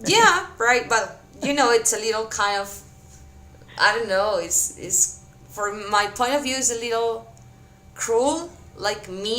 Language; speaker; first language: English; non-native, fluent; Spanish